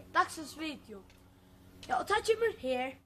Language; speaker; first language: Danish; non-native, local second language; Faroese